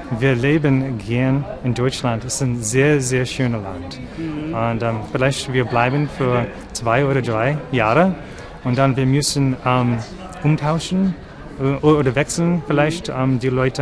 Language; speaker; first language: German; non-native, learner; English